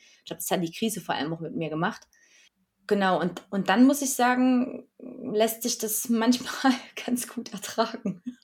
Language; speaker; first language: German; native; German